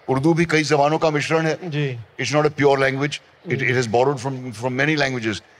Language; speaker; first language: Hindi; native; Hindi